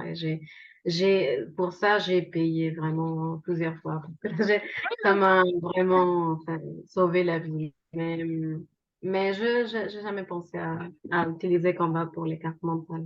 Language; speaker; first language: French; non-native, fluent; Spanish